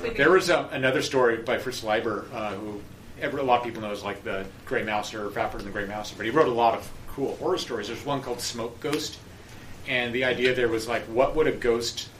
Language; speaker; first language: English; native; English